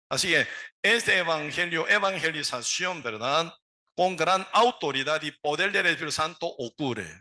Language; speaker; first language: Spanish; non-native, learner; Korean